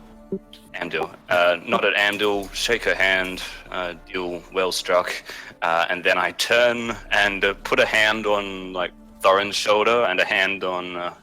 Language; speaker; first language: English; native; English